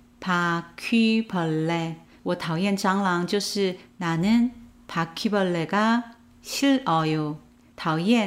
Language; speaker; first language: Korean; non-native, fluent; Chinese